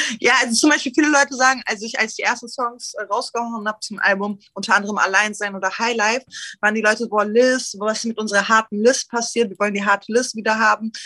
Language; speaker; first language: German; early bilingual, other home language; Turkish